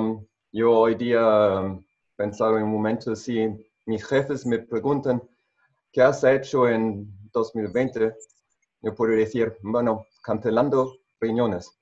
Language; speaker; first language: Spanish; non-native, fluent; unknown